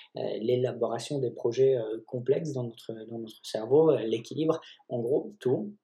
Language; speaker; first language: French; non-native, fluent; Polish